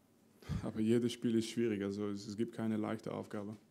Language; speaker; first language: German; non-native, fluent; French